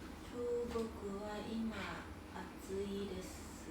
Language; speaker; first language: Japanese; non-native, learner; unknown